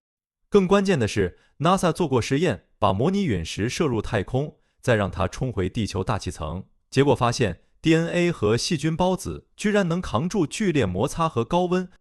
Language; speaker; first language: Chinese; native; Chinese